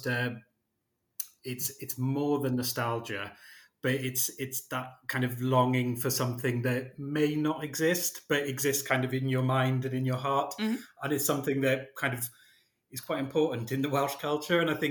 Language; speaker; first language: English; native; English